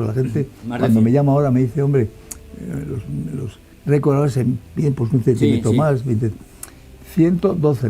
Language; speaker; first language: Spanish; native; Spanish